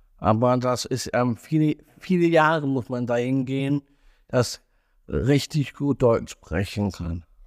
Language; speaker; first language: German; non-native, learner; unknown